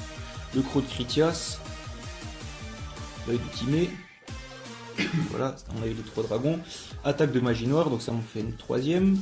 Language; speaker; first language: French; native; French